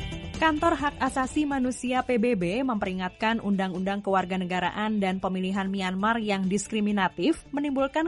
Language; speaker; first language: Indonesian; native; Indonesian